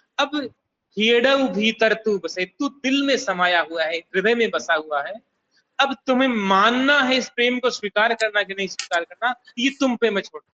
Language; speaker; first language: Hindi; native; Hindi